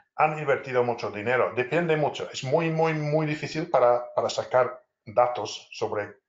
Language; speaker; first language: Spanish; non-native, fluent; English